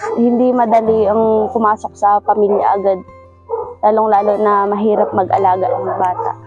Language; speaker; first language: Filipino; non-native, local second language; Bikol